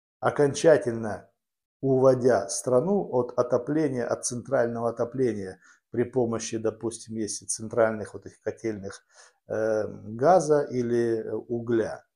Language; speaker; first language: Russian; native; Russian